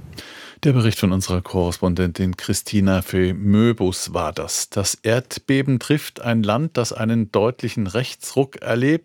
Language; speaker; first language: German; native; German